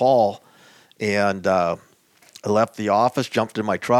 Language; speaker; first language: English; native; English